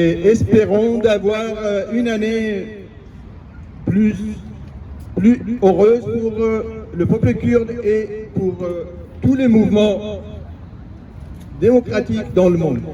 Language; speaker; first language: French; non-native, learner; Kurdish